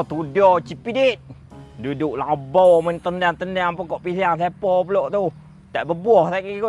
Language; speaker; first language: Malay; native; Malay